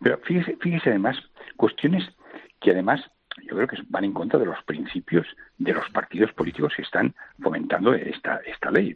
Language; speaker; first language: Spanish; non-native, local second language; Catalan